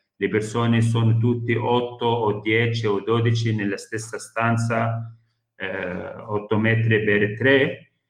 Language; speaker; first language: Italian; non-native, fluent; Arabic